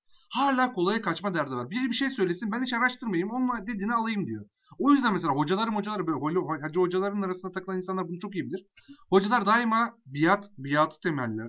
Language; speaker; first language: Turkish; native; Turkish